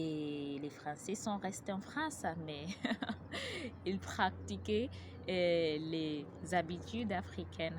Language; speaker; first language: French; non-native, learner; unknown